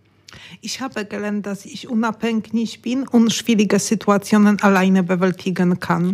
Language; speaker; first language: German; non-native, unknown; Polish